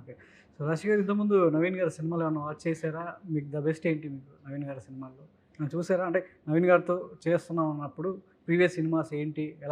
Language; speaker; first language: Telugu; native; Telugu